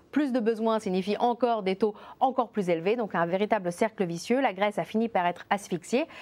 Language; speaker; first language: French; native; French